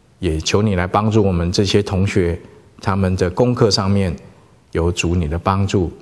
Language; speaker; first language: Chinese; native; Chinese